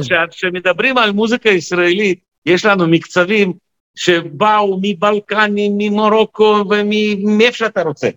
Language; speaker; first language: Hebrew; non-native, fluent; Russian